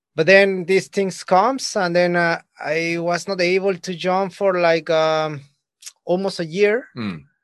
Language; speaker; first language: English; non-native, learner; Spanish